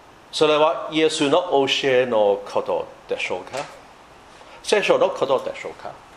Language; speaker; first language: Japanese; non-native, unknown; English